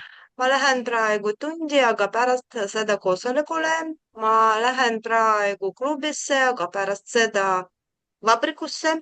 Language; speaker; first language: Estonian; non-native, learner; Russian